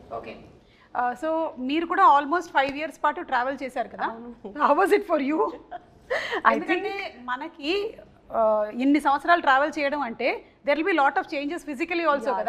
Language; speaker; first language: Telugu; native; Telugu